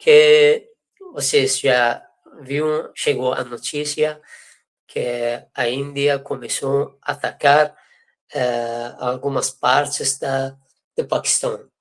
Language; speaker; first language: Portuguese; non-native, fluent; Persian